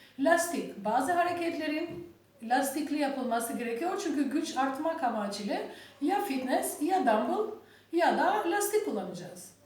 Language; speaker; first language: Turkish; non-native, learner; Albanian